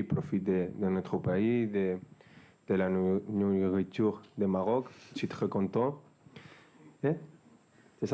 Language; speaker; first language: French; non-native, fluent; Spanish